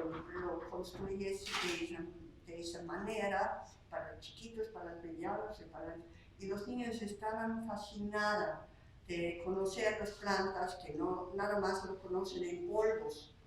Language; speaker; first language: Spanish; non-native, fluent; Slovak